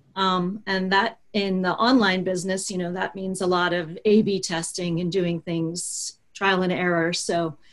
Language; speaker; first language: English; native; English